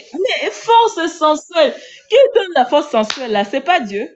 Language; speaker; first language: French; non-native, local second language; Lingala